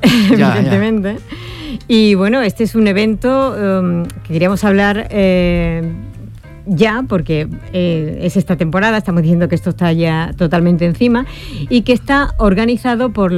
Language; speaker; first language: Spanish; native; Spanish